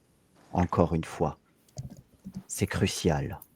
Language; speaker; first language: French; native; French